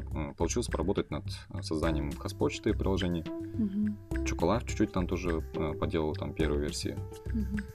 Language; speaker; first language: Russian; non-native, fluent; Kazakh